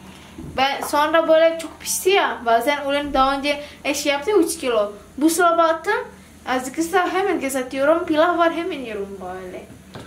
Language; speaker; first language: Turkish; non-native, learner; Indonesian